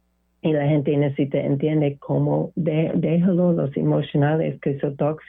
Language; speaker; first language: Spanish; non-native, learner; English